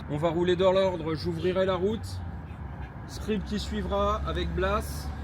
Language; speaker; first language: French; native; French